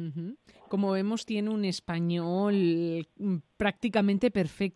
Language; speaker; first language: Spanish; native; Spanish